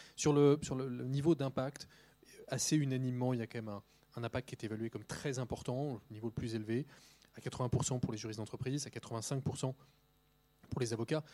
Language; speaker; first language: French; native; French